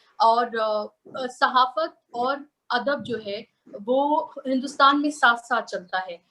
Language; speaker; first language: Urdu; native; Urdu